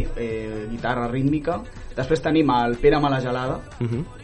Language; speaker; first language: Catalan; native; Catalan